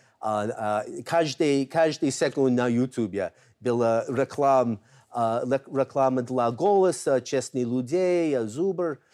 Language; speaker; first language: Russian; non-native, learner; English